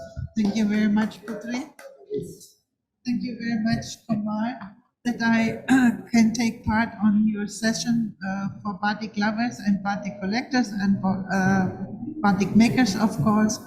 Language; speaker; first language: English; non-native, fluent; German